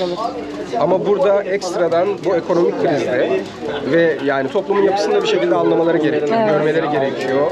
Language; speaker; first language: Turkish; native; Turkish